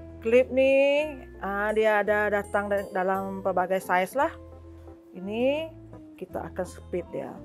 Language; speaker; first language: Malay; non-native, local second language; Iban